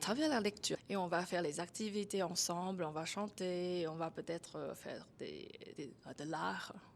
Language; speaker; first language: French; non-native, fluent; Chinese